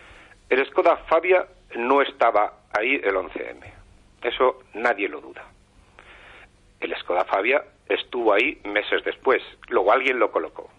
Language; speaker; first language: Spanish; native; Spanish